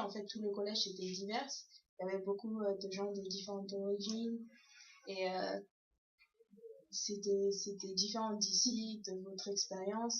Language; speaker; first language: French; early bilingual, other home language; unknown